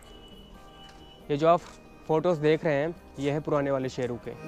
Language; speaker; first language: Hindi; native; Hindi